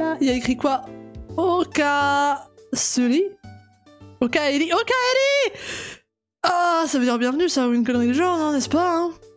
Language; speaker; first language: French; native; French